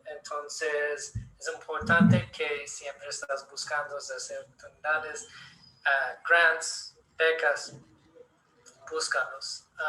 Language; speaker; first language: Spanish; non-native, learner; English